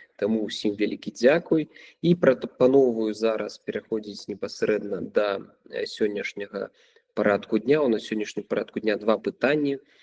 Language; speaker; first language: Belarusian; non-native, local second language; Russian